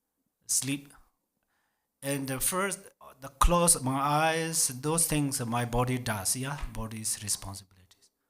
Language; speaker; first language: English; non-native, learner; Tibetan